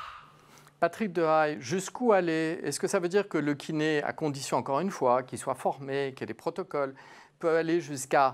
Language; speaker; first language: French; native; French